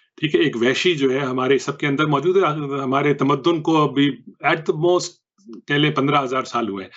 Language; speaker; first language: Urdu; native; Urdu